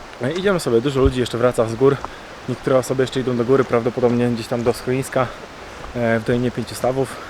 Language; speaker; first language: Polish; native; Polish